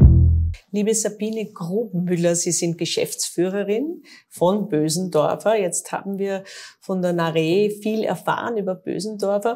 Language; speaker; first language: German; native; German